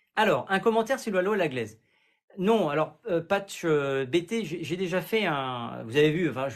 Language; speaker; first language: French; native; French